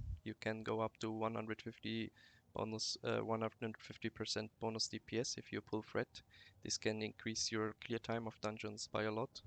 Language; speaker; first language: English; non-native, fluent; German